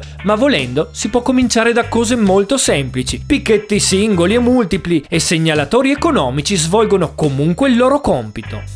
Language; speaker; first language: Italian; native; Italian